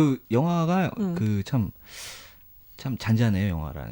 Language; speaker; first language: Korean; native; Korean